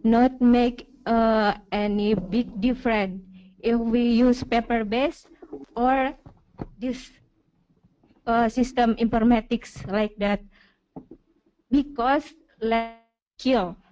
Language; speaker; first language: English; non-native, learner; Indonesian